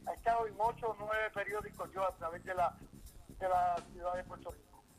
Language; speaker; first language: Spanish; early bilingual, heritage; Spanish